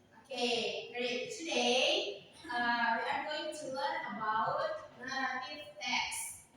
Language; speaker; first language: English; non-native, learner; Indonesian